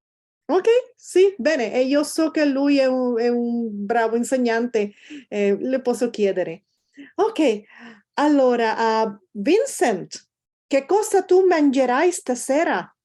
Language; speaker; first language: Italian; non-native, fluent; Spanish